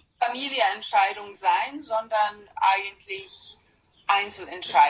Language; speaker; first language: German; non-native, learner; Serbian